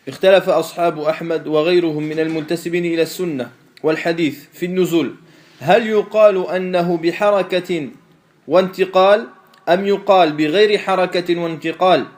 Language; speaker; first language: Arabic; non-native, fluent; French